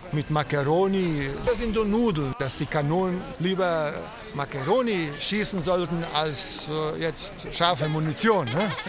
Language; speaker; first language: German; non-native, fluent; Italian